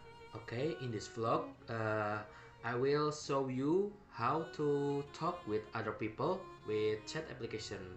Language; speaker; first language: English; non-native, learner; Indonesian